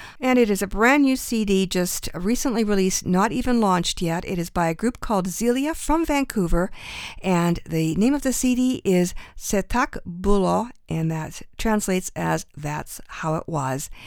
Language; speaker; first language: English; early bilingual, other home language; Ukrainian